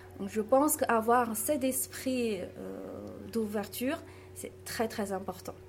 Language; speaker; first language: French; non-native, fluent; Chinese